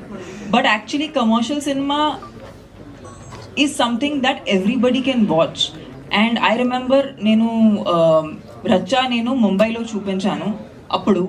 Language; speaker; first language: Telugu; non-native, fluent; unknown